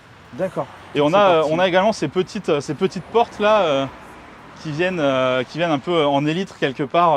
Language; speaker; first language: French; native; French